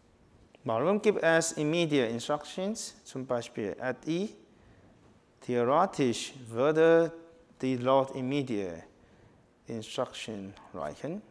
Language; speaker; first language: German; non-native, learner; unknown